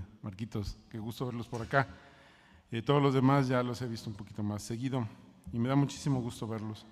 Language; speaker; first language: Spanish; native; Spanish